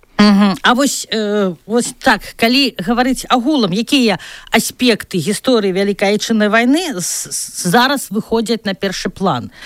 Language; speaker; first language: Belarusian; non-native, local second language; Russian